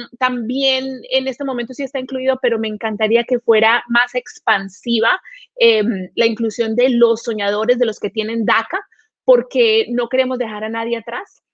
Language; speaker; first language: Spanish; native; Spanish